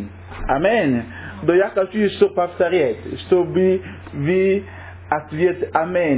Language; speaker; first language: Russian; non-native, learner; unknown